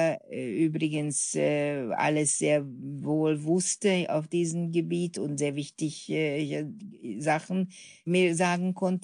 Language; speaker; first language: German; non-native, fluent; Hungarian